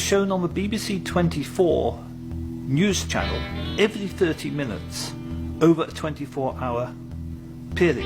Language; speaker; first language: English; native; English